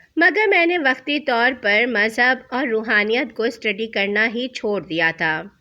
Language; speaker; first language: Urdu; native; Urdu